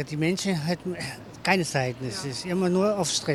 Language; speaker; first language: German; non-native, learner; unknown